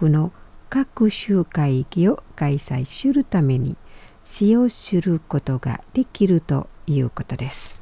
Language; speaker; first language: Japanese; non-native, fluent; Indonesian